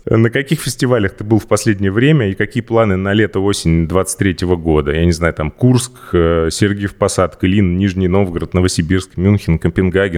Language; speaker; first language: Russian; native; Russian